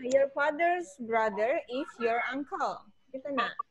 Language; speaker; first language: English; non-native, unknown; Indonesian